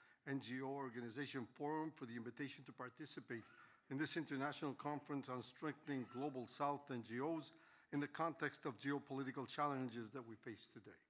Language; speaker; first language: English; non-native, fluent; Spanish